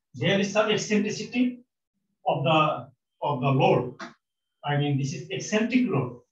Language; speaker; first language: English; non-native, local second language; Bangla